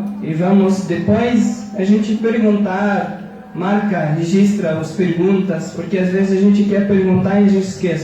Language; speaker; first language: Portuguese; non-native, fluent; Arabic